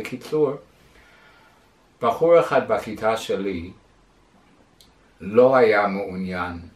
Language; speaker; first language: Hebrew; non-native, fluent; English